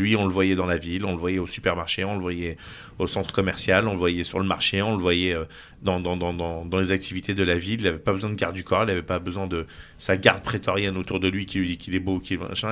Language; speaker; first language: French; native; French